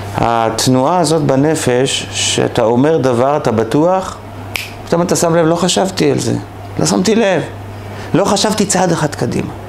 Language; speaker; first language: Hebrew; native; Hebrew